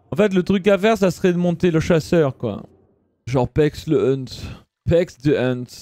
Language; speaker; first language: French; early bilingual, other home language; Italian